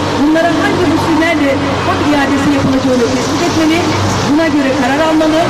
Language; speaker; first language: Turkish; native; Turkish